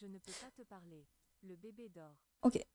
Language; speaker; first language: French; non-native, learner; Japanese